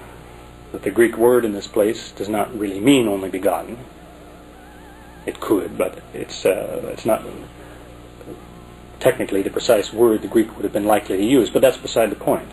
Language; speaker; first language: English; native; English